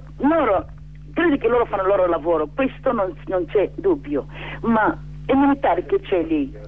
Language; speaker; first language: Italian; non-native, learner; Igbo